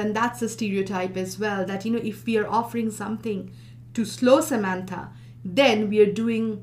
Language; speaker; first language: English; non-native, local second language; Bangla